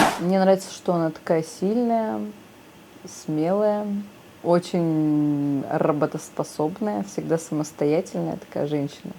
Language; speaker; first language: Russian; native; Russian